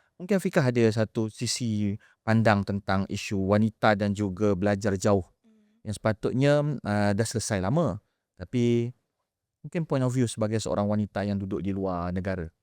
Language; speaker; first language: Malay; native; Malay